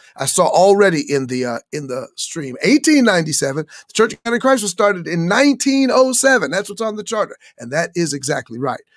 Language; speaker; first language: English; native; English